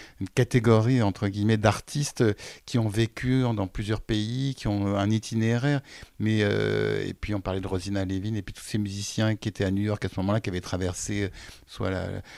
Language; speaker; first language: French; native; French